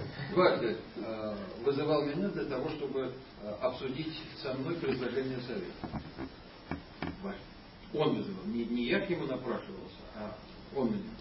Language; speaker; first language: Russian; native; Russian